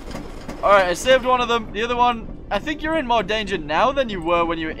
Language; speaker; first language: English; native; English